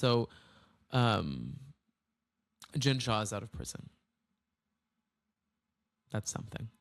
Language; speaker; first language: English; native; English